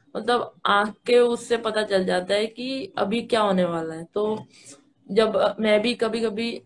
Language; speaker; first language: Hindi; native; Hindi